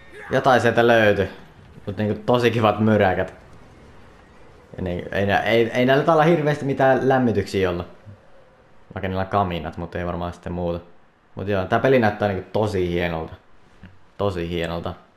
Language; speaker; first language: Finnish; native; Finnish